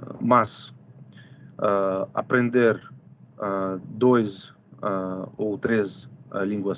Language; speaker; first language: Portuguese; non-native, fluent; Russian